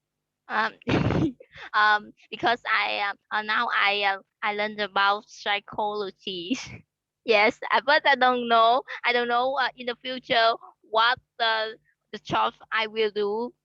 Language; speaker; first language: English; non-native, learner; Khmer